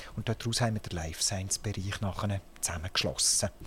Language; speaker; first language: German; native; German